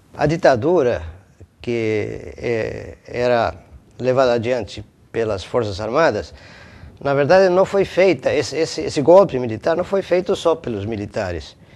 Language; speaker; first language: Portuguese; non-native, fluent; Spanish